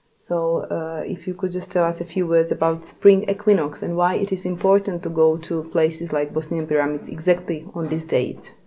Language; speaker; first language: English; non-native, fluent; Czech